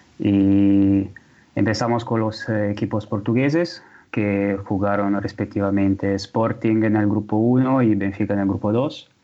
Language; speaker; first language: Spanish; non-native, fluent; Italian